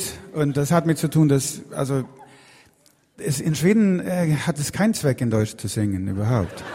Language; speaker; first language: German; non-native, learner; Swedish